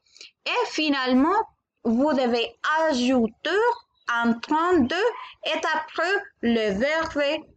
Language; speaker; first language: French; non-native, learner; Spanish